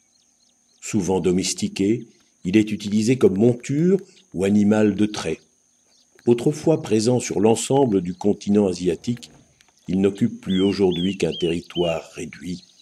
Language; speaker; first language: French; native; French